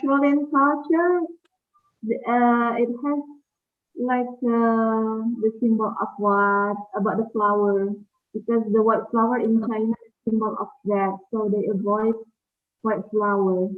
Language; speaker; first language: English; non-native, learner; Indonesian